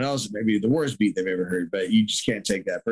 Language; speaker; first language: English; native; English